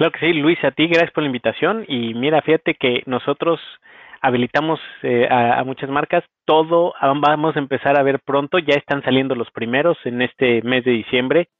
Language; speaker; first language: Spanish; native; Spanish